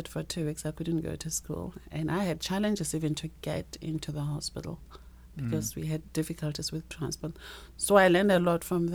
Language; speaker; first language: English; non-native, local second language; Northern Sotho